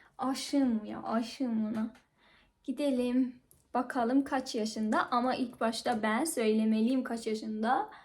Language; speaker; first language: Turkish; non-native, fluent; Persian